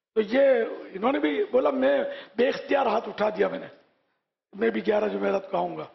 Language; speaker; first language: Urdu; native; Urdu